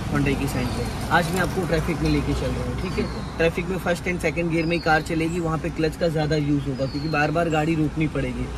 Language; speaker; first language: Hindi; native; Hindi